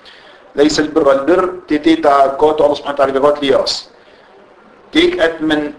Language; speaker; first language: Danish; non-native, fluent; Arabic